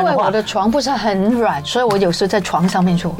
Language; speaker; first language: Chinese; native; Chinese